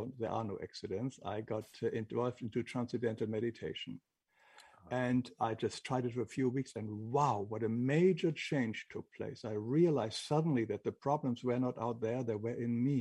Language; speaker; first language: English; non-native, fluent; German